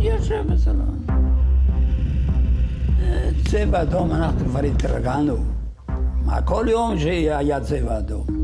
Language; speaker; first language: Hebrew; non-native, fluent; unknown